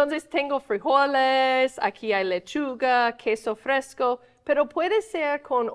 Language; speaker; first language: Spanish; non-native, fluent; English